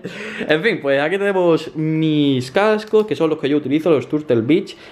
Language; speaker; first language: Spanish; native; Spanish